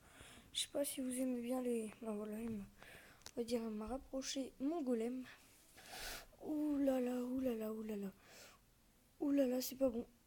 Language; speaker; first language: French; native; French